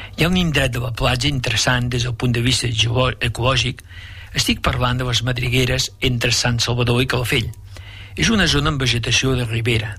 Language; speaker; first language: Catalan; native; Catalan